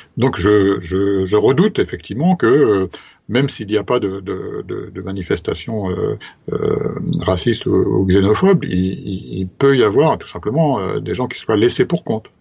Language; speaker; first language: French; native; French